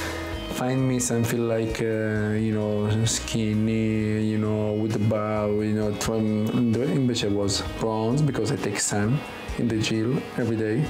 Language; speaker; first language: English; non-native, learner; Italian